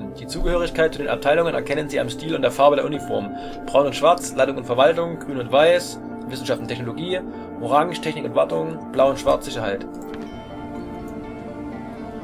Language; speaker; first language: German; native; German